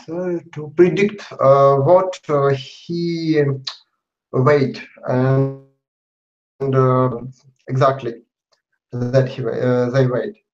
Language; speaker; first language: English; non-native, learner; Russian